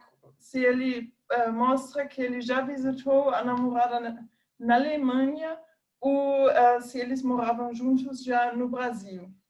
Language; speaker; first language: Portuguese; non-native, fluent; German